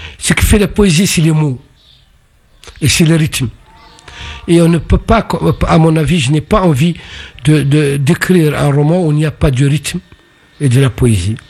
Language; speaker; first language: French; non-native, local second language; Arabic